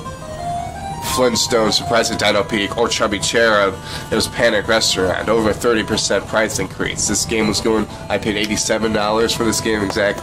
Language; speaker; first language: English; native; English